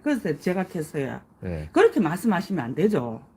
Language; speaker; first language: Korean; native; Korean